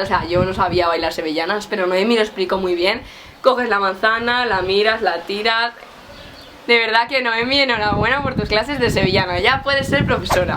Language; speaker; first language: Spanish; native; Spanish